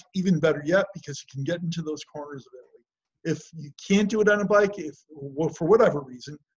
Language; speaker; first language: English; native; English